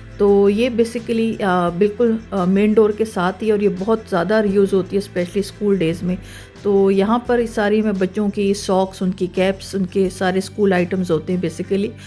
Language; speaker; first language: Urdu; native; Urdu